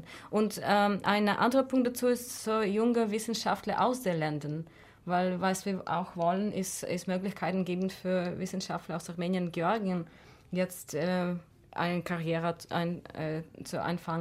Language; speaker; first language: German; non-native, fluent; Russian